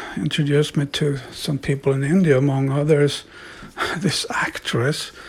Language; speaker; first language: English; non-native, fluent; Swedish